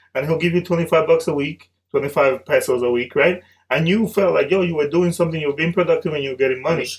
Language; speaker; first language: English; early bilingual, other home language; Spanish